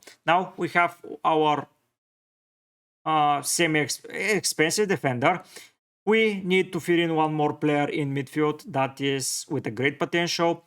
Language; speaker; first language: English; non-native, fluent; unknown